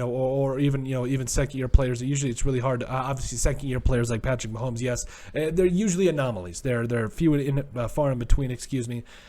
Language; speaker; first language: English; native; English